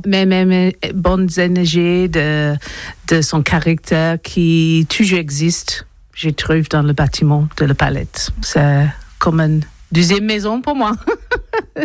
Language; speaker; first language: French; non-native, learner; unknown